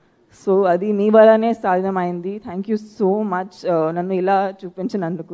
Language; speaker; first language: Telugu; non-native, fluent; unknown